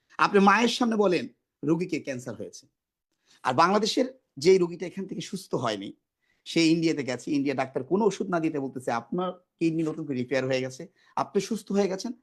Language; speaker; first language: Bangla; native; Bangla